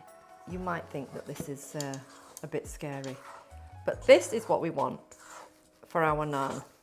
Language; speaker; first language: English; native; English